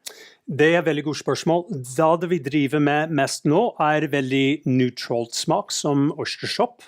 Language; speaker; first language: Norwegian; non-native, fluent; English